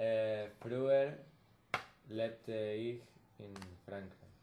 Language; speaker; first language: German; non-native, learner; Spanish